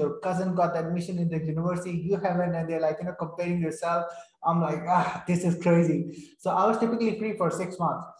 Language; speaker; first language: English; non-native, fluent; Urdu